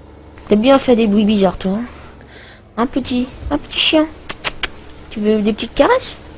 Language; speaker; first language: French; native; French